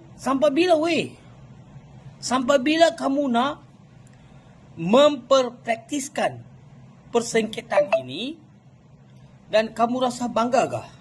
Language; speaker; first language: Malay; non-native, local second language; Tamil